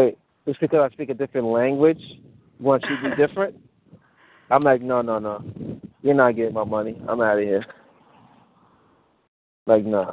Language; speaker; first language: English; early bilingual, other home language; Mandingo